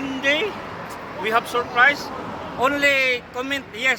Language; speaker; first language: English; non-native, learner; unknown